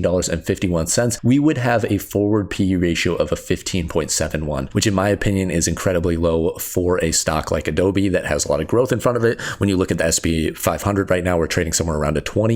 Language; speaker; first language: English; native; English